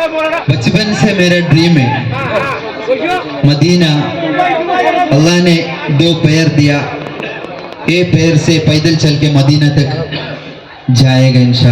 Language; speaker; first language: Hindi; non-native, local second language; Malayalam